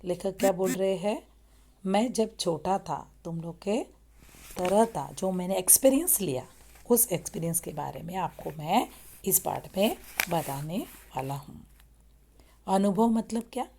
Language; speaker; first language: Hindi; non-native, local second language; Marathi